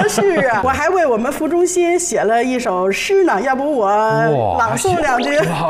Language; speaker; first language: Chinese; native; Chinese